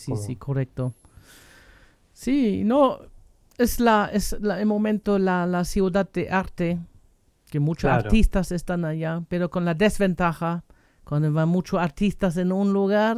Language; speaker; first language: Spanish; non-native, fluent; German